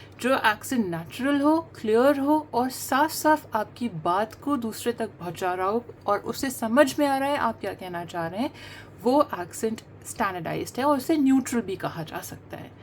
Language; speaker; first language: Hindi; native; Hindi